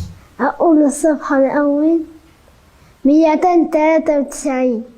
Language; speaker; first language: Arabic; native; Arabic